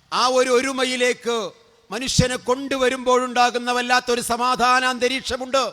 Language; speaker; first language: Malayalam; native; Malayalam